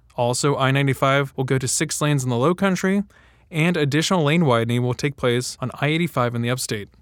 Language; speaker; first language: English; native; English